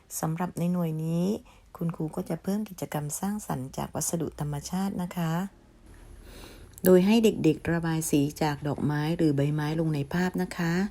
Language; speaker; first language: Thai; native; Thai